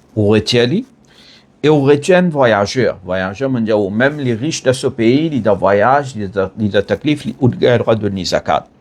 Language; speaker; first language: French; non-native, learner; Morisyen